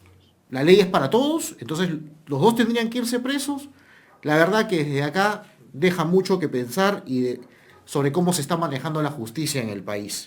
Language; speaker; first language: Spanish; native; Spanish